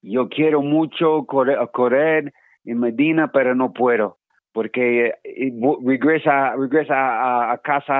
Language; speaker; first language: Spanish; non-native, learner; English